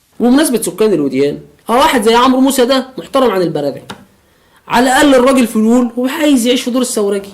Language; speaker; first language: Arabic; native; Arabic